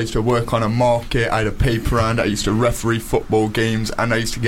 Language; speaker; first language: English; native; English